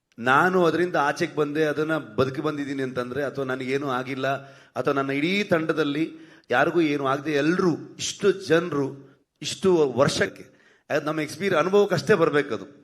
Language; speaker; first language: Kannada; native; Kannada